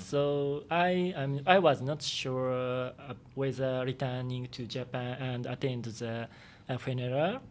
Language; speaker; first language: English; non-native, learner; Japanese